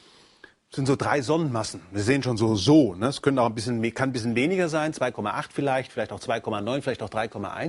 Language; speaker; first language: German; native; German